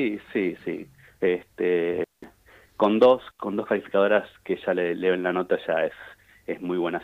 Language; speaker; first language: Spanish; native; Spanish